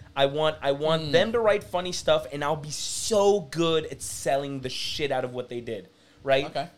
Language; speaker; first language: English; early bilingual, other home language; French